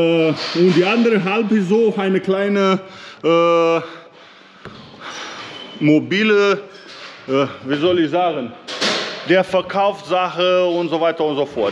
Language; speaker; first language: German; non-native, learner; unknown